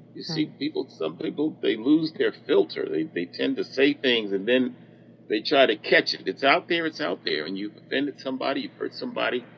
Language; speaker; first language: English; native; English